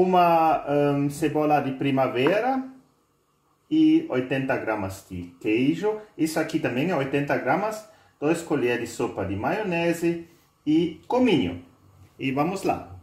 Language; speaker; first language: Portuguese; non-native, fluent; German